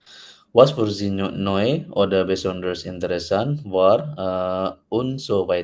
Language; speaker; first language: German; non-native, learner; Indonesian